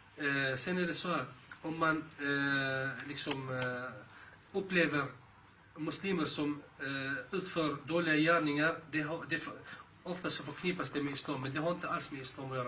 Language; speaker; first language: Swedish; early bilingual, other home language; Arabic